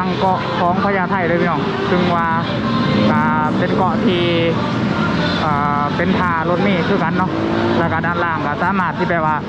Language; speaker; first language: Thai; non-native, local second language; Northeastern Thai